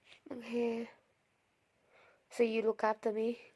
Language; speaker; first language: English; non-native, learner; Thai